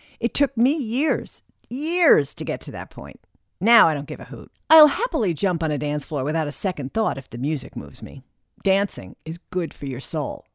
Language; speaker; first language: English; native; English